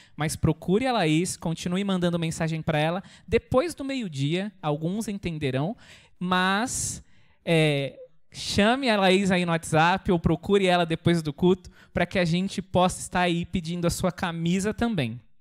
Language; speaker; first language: Portuguese; native; Portuguese